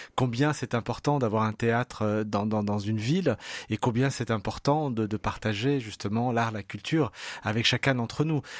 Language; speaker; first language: French; native; French